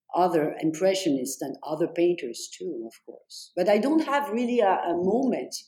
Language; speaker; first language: English; non-native, fluent; French